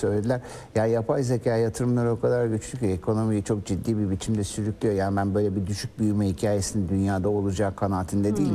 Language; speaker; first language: Turkish; native; Turkish